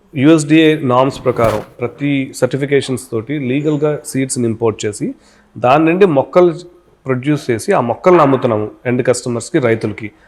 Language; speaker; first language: Telugu; native; Telugu